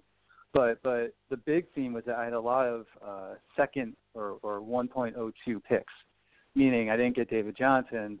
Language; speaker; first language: English; native; English